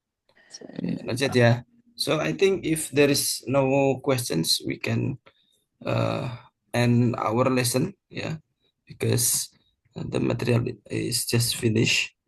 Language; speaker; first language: English; non-native, fluent; Indonesian